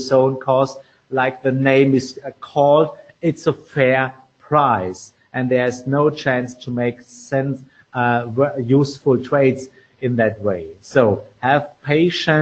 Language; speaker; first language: English; non-native, fluent; German